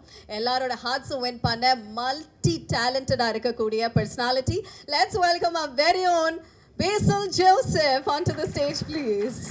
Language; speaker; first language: Tamil; native; Tamil